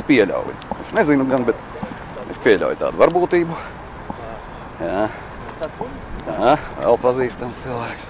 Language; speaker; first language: Latvian; native; Latvian